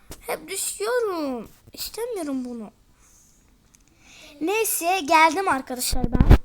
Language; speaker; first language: Turkish; early bilingual, heritage; Turkish